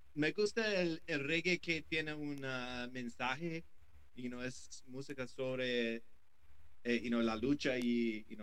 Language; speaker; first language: Spanish; non-native, learner; English